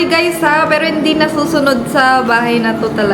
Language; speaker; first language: Filipino; native; Filipino